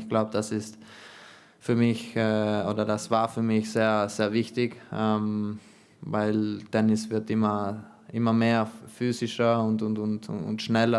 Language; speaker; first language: German; non-native, fluent; Italian